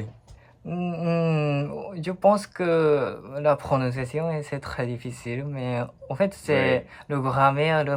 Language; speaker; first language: French; non-native, learner; Japanese